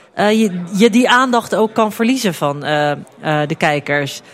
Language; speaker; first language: Dutch; early bilingual, other home language; Turkish